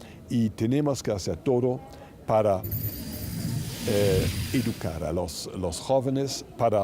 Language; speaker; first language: Spanish; non-native, fluent; German